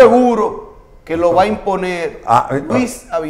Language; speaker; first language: Spanish; native; Spanish